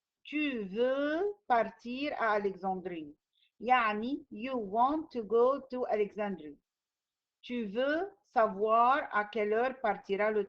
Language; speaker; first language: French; non-native, fluent; Arabic